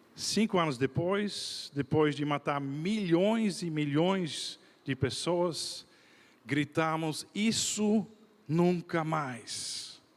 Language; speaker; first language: Portuguese; non-native, fluent; Dutch